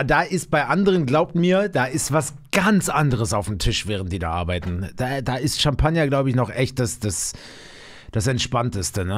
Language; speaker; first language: German; native; German